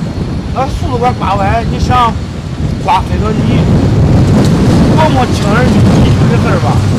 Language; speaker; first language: Chinese; native; Chinese